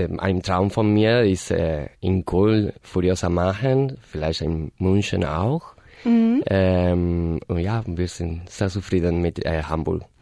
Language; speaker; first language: German; non-native, learner; Spanish